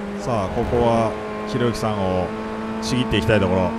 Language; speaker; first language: Japanese; native; Japanese